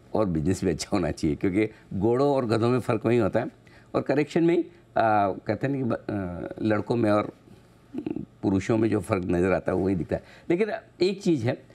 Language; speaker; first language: Hindi; native; Hindi